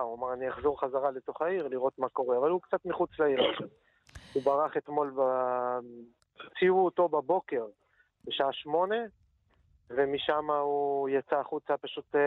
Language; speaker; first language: Hebrew; non-native, fluent; Turkish